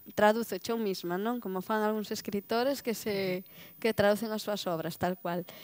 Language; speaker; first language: Galician; native; Galician